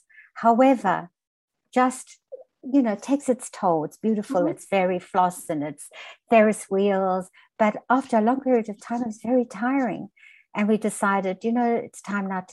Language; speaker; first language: English; native; English